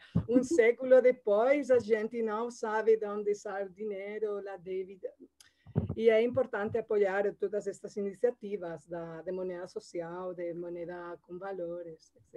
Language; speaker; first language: Portuguese; non-native, learner; Spanish